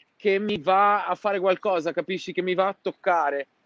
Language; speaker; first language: Italian; non-native, fluent; Arabic